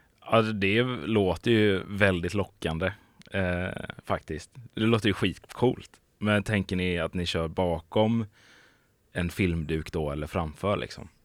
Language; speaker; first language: Swedish; native; Swedish